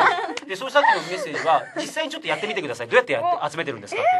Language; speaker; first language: Japanese; native; Japanese